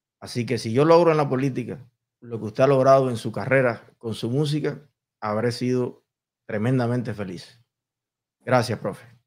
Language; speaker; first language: Spanish; native; Spanish